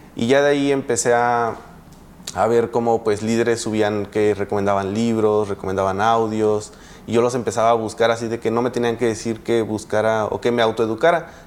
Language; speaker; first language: Spanish; native; Spanish